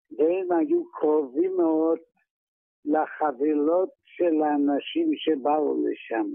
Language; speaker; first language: Hebrew; non-native, fluent; Yiddish